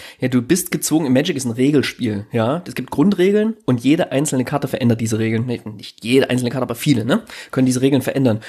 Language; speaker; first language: German; native; German